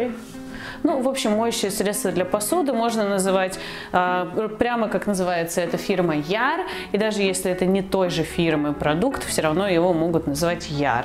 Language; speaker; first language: Russian; native; Russian